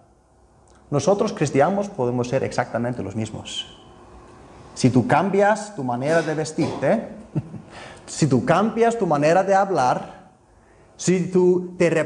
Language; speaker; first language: Spanish; non-native, fluent; Icelandic